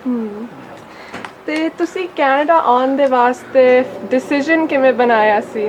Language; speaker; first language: Punjabi; early bilingual, heritage; Punjabi